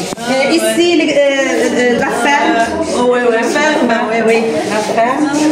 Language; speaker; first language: French; non-native, local second language; Arabic